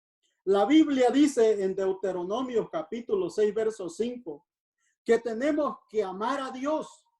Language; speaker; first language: Spanish; native; Spanish